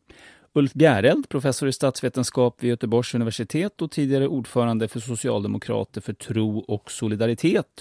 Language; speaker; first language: Swedish; native; Swedish